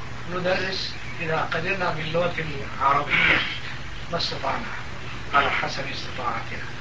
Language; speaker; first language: Arabic; non-native, fluent; Turkish